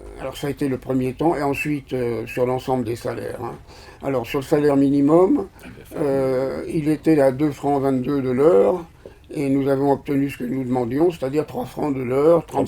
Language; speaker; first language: French; native; French